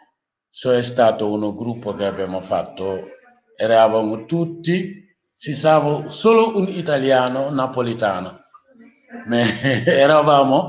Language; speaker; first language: Italian; non-native, learner; Wolof